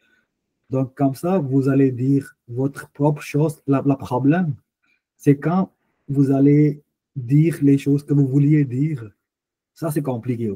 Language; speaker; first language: French; non-native, fluent; Hindi